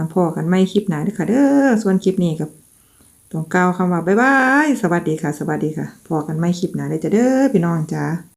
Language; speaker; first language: Thai; native; Thai